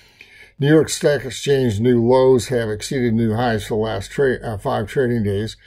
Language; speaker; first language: English; native; English